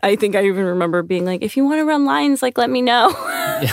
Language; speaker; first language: English; native; English